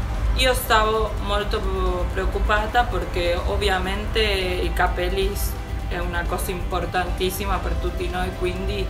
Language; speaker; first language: Italian; non-native, learner; Spanish